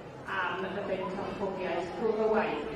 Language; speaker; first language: Welsh; native; Welsh